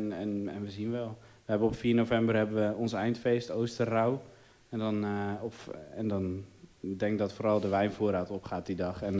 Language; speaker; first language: Dutch; native; Dutch